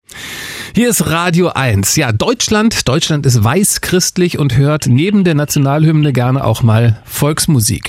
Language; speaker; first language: German; native; German